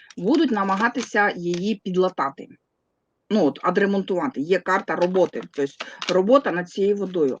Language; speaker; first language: Ukrainian; non-native, local second language; Russian